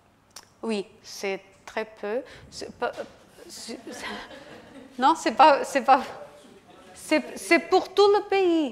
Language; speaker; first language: French; non-native, fluent; Portuguese